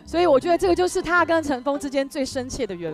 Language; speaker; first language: Chinese; native; Chinese